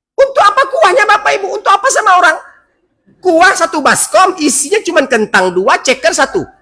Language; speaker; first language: Indonesian; non-native, local second language; Minangkabau